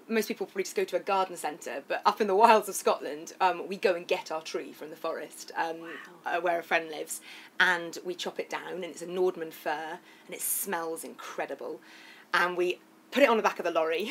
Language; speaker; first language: English; native; English